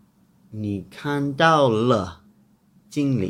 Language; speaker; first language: Chinese; non-native, fluent; English